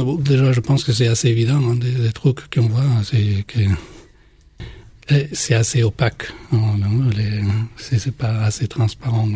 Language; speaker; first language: French; non-native, fluent; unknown